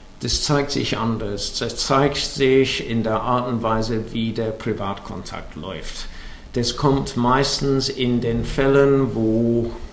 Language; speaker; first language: German; non-native, fluent; English